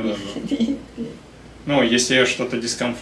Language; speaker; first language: Russian; native; Russian